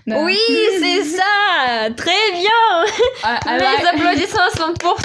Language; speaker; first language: French; non-native, fluent; Russian